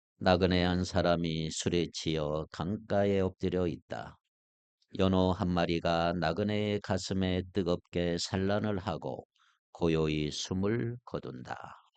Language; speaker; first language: Korean; native; Korean